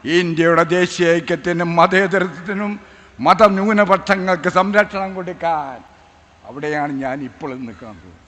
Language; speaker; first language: Malayalam; native; Malayalam